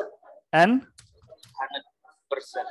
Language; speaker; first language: English; non-native, learner; Indonesian